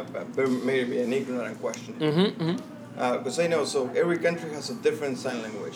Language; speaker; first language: English; non-native, fluent; Spanish